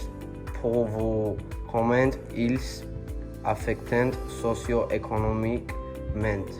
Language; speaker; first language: French; non-native, learner; Spanish